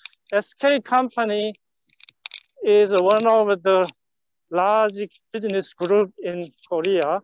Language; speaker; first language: English; non-native, fluent; Korean